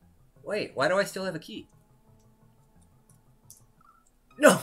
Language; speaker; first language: English; native; English